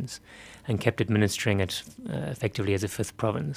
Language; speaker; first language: English; native; English